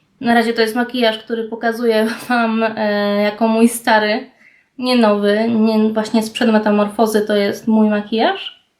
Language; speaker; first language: Polish; native; Polish